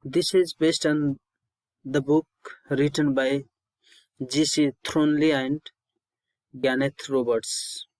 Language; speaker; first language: English; non-native, local second language; Nepali